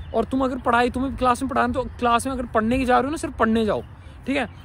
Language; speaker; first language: Hindi; native; Hindi